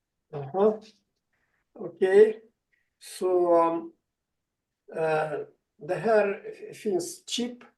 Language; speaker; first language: Swedish; non-native, fluent; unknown